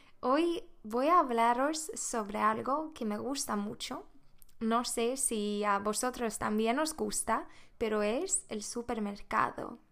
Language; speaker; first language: Spanish; non-native, fluent; Swedish